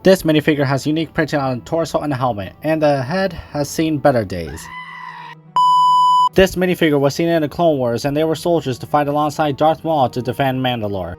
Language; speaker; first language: English; native; English